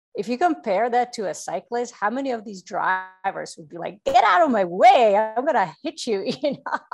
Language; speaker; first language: English; non-native, fluent; Czech